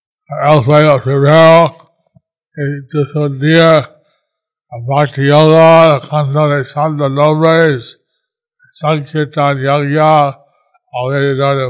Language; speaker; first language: Spanish; non-native, learner; English